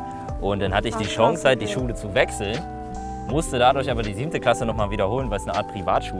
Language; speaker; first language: German; native; German